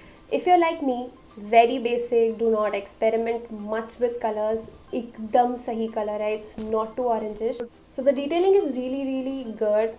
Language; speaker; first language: English; non-native, local second language; Hindi